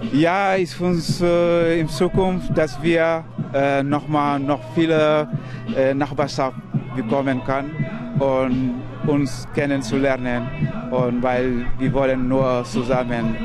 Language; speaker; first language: German; non-native, learner; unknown